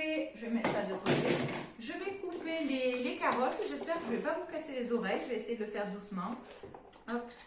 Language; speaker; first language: French; native; French